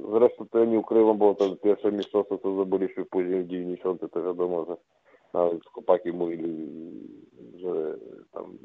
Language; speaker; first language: Polish; non-native, fluent; Russian